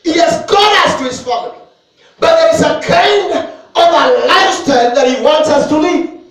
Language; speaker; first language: English; non-native, local second language; Swahili